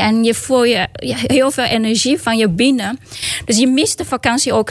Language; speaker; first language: Dutch; non-native, learner; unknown